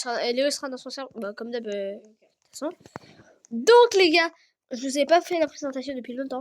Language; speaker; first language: French; native; French